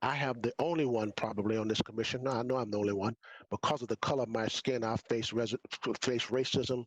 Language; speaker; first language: English; native; English